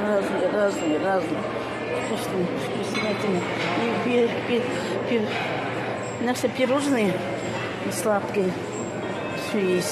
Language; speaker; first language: Russian; non-native, local second language; Tatar